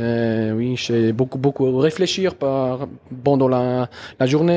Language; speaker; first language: French; non-native, local second language; German